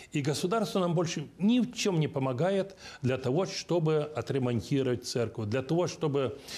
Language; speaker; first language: Russian; non-native, local second language; Romanian